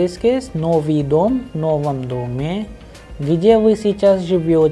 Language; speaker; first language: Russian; non-native, fluent; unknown